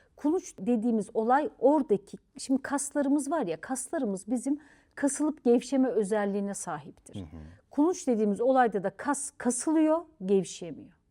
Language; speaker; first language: Turkish; native; Turkish